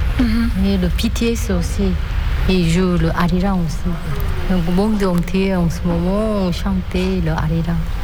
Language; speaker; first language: French; non-native, learner; Korean